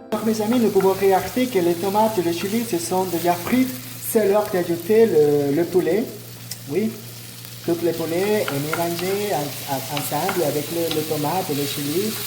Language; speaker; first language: French; non-native, learner; Spanish